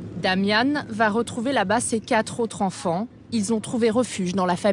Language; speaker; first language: French; native; French